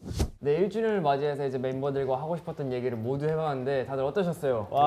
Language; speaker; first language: Korean; native; Korean